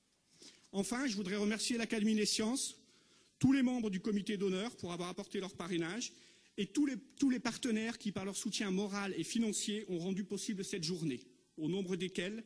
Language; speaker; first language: French; native; French